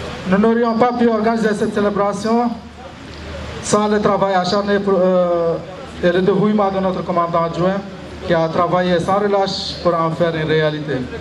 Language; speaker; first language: French; non-native, local second language; Arabic